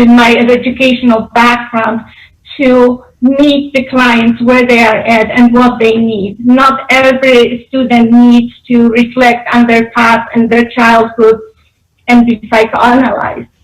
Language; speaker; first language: English; non-native, fluent; Polish